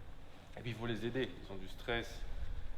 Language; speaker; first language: French; native; French